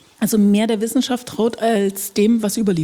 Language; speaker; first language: German; native; German